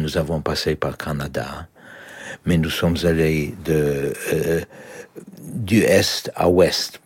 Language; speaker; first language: French; non-native, learner; Polish